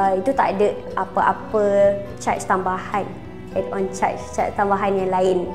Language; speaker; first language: Malay; native; Malay